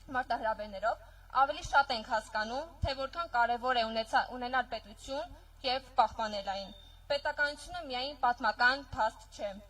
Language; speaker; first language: Armenian; native; Armenian